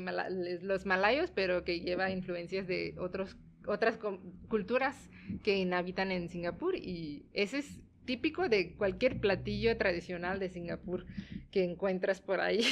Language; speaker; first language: Spanish; non-native, fluent; Tamil